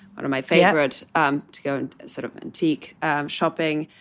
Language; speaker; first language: English; non-native, fluent; Italian